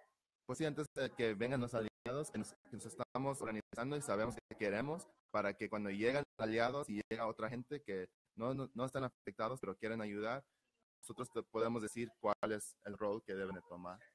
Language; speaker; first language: Spanish; early bilingual, heritage; Spanish